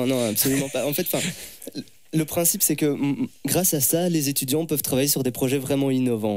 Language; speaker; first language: French; native; French